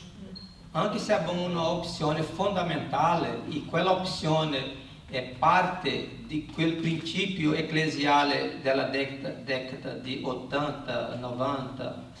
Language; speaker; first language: Italian; non-native, learner; Portuguese